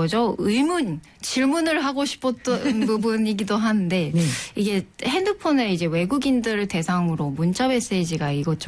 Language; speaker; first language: Korean; non-native, fluent; Japanese